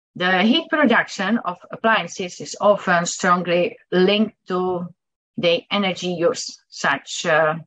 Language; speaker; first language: English; non-native, fluent; Dutch